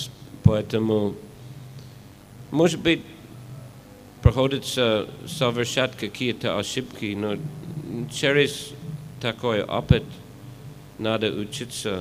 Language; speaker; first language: Russian; non-native, fluent; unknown